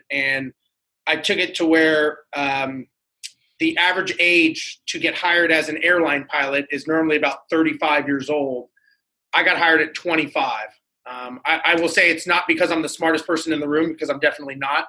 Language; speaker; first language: English; native; English